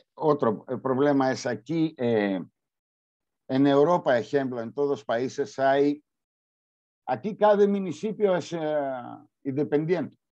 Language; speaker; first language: Spanish; non-native, learner; Greek